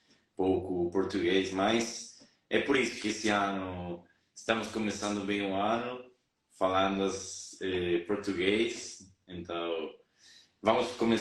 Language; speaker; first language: Portuguese; non-native, fluent; Spanish